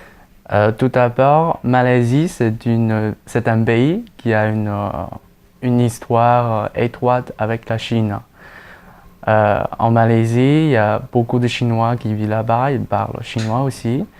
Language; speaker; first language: French; non-native, fluent; Chinese